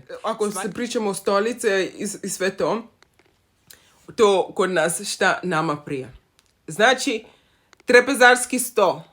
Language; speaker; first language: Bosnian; non-native, learner; Zulu